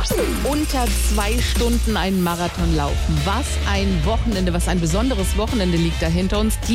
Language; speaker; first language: German; native; German